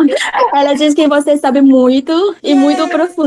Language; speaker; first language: Portuguese; non-native, learner; Thai